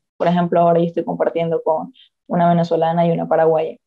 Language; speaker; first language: Spanish; native; Spanish